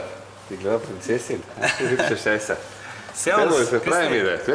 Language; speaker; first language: German; native; German